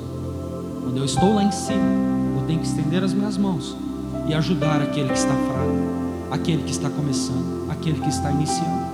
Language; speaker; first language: Portuguese; native; Portuguese